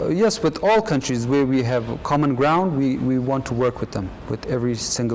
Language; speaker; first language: English; non-native, fluent; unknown